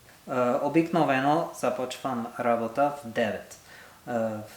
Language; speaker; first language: Bulgarian; non-native, learner; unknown